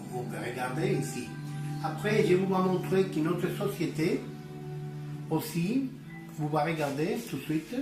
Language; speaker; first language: French; non-native, learner; Spanish